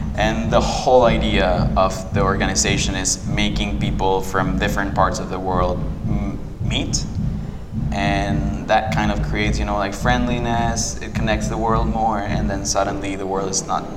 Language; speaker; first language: English; non-native, fluent; Spanish